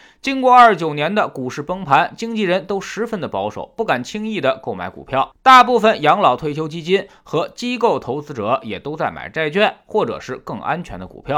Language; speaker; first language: Chinese; native; Chinese